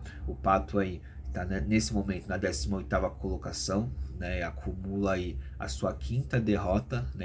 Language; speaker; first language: Portuguese; native; Portuguese